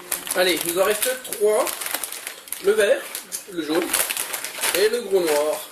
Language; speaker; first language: French; native; French